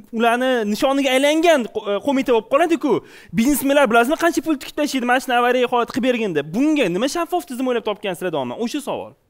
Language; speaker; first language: Uzbek; native; Uzbek